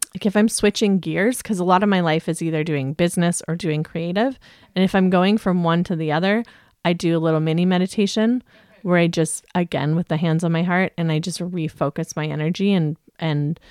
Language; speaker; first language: English; native; English